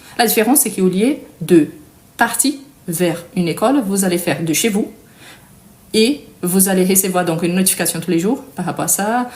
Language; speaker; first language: French; non-native, fluent; Portuguese